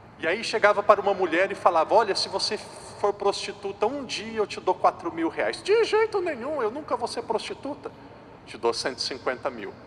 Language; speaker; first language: Portuguese; native; Portuguese